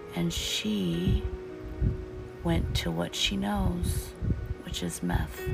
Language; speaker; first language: English; early bilingual, other home language; Portuguese